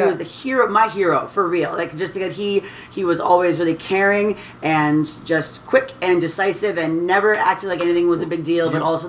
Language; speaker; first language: English; native; English